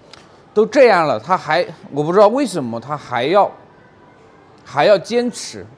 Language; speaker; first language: Chinese; native; Chinese